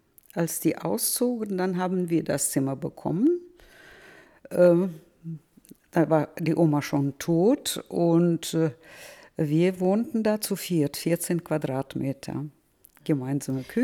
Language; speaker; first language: German; early bilingual, heritage; German